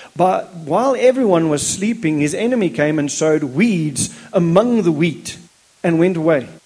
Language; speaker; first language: English; non-native, local second language; Afrikaans